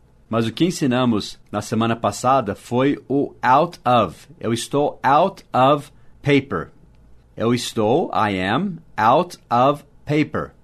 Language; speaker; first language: Portuguese; non-native, fluent; English